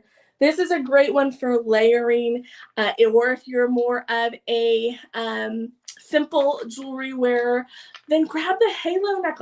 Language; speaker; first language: English; native; English